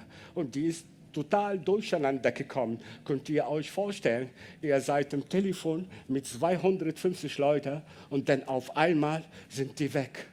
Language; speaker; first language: German; non-native, learner; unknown